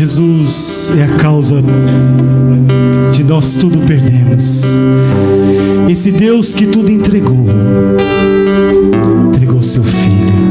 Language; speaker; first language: Portuguese; native; Portuguese